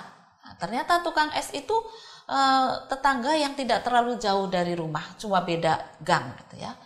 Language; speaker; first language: Indonesian; native; Indonesian